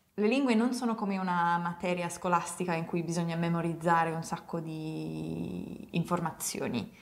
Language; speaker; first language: Italian; non-native, fluent; English